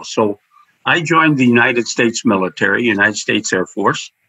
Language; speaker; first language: English; native; English